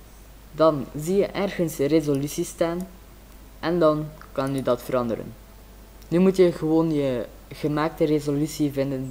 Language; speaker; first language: Dutch; native; Dutch